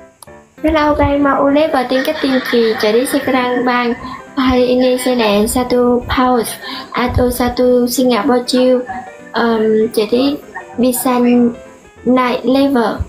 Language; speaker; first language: Indonesian; non-native, learner; Vietnamese